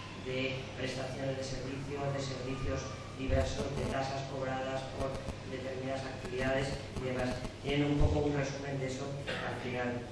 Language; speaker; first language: Spanish; native; Spanish